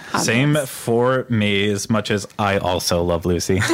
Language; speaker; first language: English; native; English